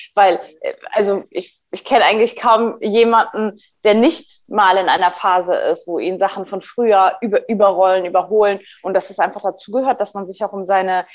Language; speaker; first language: German; native; German